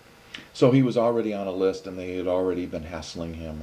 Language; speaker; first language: English; native; English